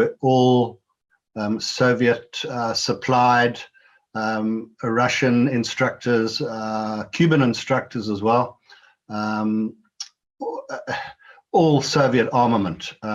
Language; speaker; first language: English; native; English